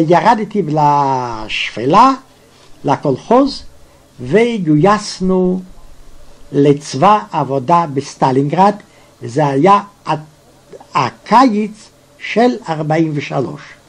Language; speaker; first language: Hebrew; non-native, fluent; Yiddish